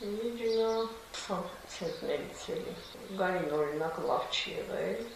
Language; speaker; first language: Armenian; native; Armenian